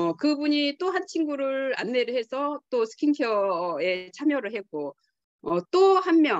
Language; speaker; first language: Korean; native; Korean